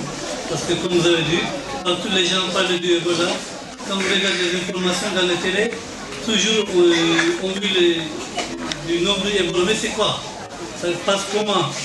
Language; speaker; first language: French; non-native, learner; Turkish